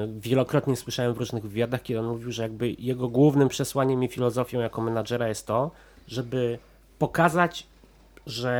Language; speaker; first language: Polish; native; Polish